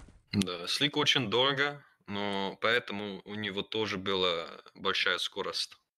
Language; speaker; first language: Russian; non-native, learner; English